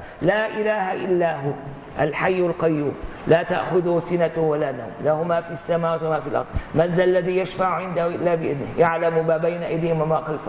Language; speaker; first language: Arabic; native; Arabic